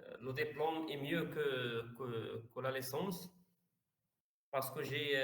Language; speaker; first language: French; non-native, learner; Arabic